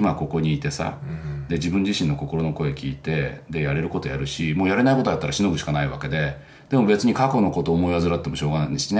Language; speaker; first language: Japanese; native; Japanese